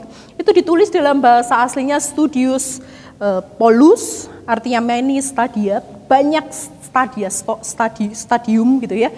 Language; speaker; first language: Indonesian; native; Indonesian